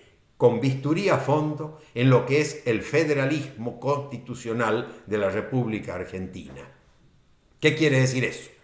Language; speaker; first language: Spanish; native; Spanish